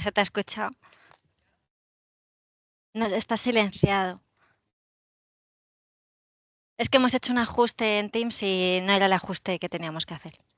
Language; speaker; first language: Spanish; native; Spanish